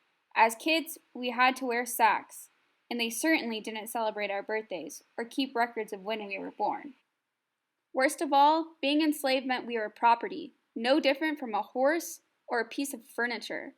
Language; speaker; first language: English; native; English